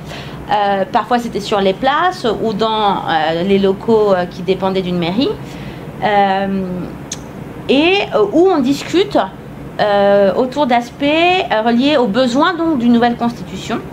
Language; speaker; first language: French; non-native, fluent; Spanish